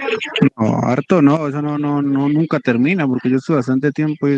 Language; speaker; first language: Spanish; native; Spanish